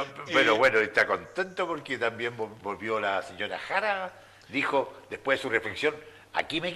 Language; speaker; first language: Spanish; native; Spanish